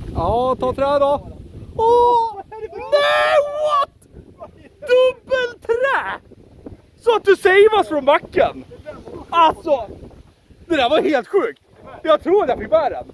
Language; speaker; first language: Swedish; native; Swedish